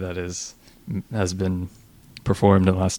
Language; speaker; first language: English; native; English